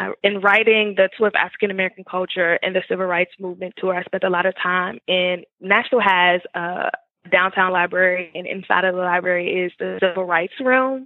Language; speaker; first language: English; native; English